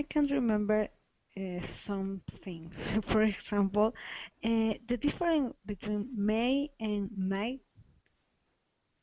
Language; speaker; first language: English; non-native, learner; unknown